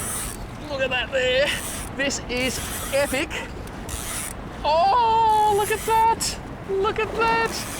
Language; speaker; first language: English; native; English